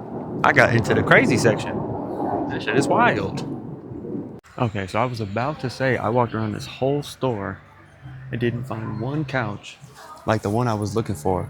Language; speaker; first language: English; native; English